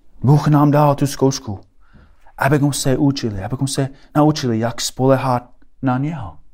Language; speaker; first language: Czech; non-native, fluent; English